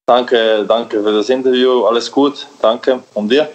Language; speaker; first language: German; early bilingual, other home language; Serbian